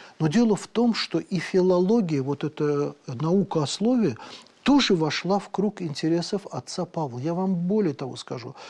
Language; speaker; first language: Russian; native; Russian